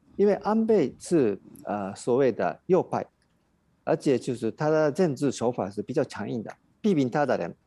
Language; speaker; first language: Chinese; non-native, fluent; Japanese